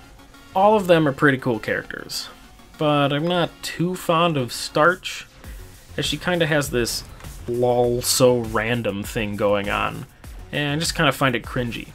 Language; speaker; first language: English; native; English